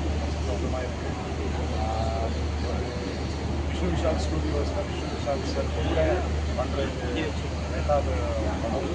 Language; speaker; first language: Tamil; non-native, local second language; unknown